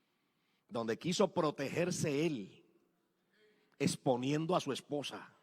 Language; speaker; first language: Spanish; native; Spanish